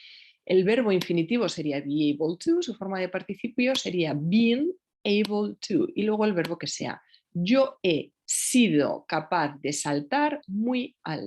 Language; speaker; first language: Spanish; native; Spanish